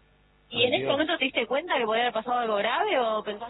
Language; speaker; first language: Spanish; native; Spanish